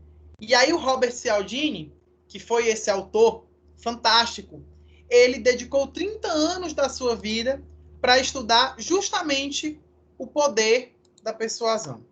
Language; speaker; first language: Portuguese; native; Portuguese